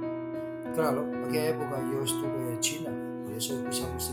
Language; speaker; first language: Spanish; non-native, learner; Chinese